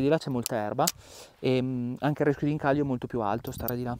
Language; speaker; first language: Italian; native; Italian